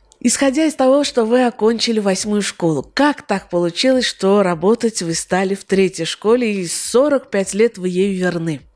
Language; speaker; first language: Russian; non-native, local second language; Armenian